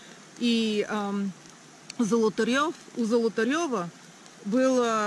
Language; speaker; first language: Russian; non-native, learner; Bulgarian